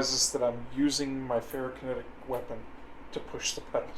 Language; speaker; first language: English; native; English